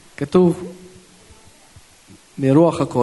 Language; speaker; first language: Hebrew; non-native, local second language; Russian